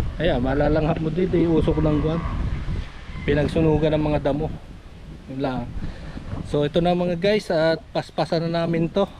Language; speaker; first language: Filipino; non-native, local second language; Cebuano